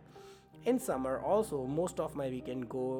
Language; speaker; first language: English; non-native, local second language; Hindi